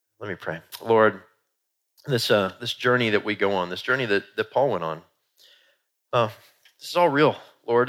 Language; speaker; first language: English; native; English